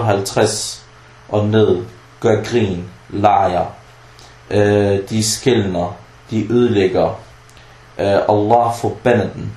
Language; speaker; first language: Danish; early bilingual, other home language; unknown